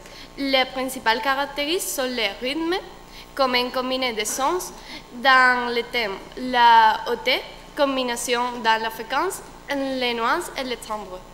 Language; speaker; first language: French; non-native, learner; Spanish